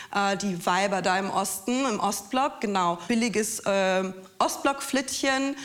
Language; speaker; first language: German; non-native, fluent; Russian